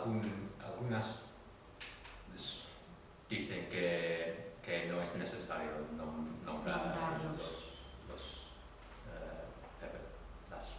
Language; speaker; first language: Spanish; non-native, fluent; English